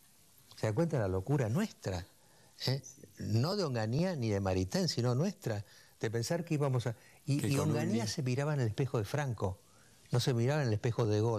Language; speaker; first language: Spanish; native; Spanish